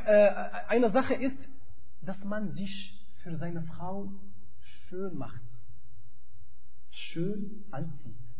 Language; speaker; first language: German; non-native, fluent; Arabic